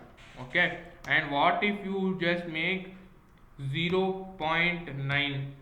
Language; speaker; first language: English; non-native, local second language; Kannada